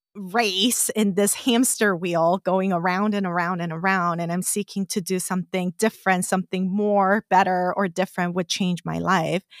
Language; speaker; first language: English; non-native, fluent; Korean